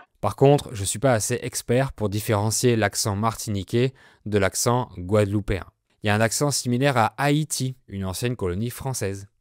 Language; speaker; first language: French; native; French